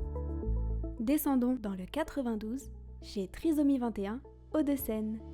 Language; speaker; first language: French; native; French